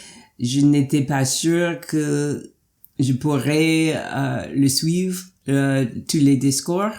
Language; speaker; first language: French; non-native, fluent; English